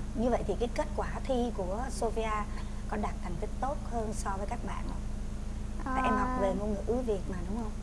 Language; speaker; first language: Vietnamese; native; Vietnamese